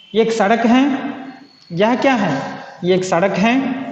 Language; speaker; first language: Hindi; non-native, local second language; Telugu